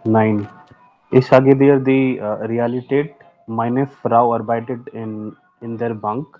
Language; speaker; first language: German; non-native, learner; Hindi